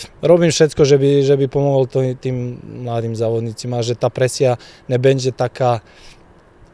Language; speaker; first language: Polish; non-native, fluent; Slovak